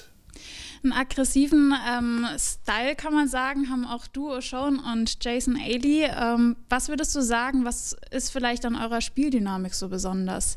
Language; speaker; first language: German; native; German